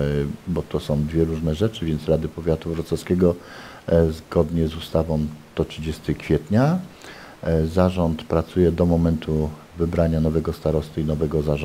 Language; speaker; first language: Polish; native; Polish